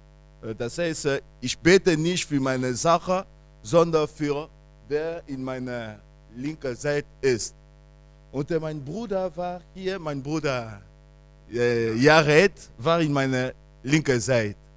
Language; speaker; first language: German; non-native, fluent; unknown